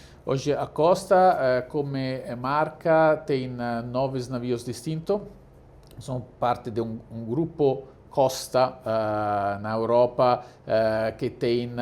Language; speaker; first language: Portuguese; non-native, fluent; Italian